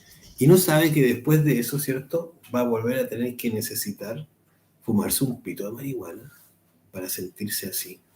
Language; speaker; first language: Spanish; native; Spanish